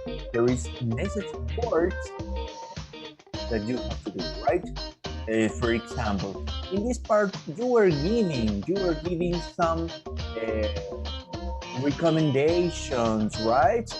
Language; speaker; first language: English; non-native, fluent; Spanish